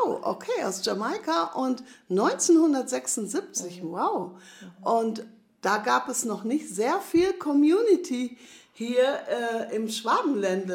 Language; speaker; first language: German; native; German